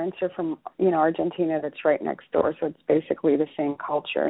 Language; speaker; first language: English; early bilingual, other home language; Spanish